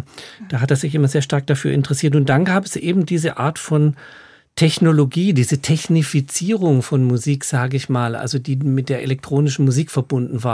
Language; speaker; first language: German; native; German